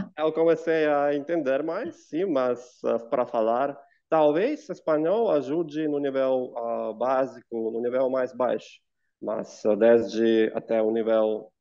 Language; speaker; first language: Portuguese; non-native, fluent; Russian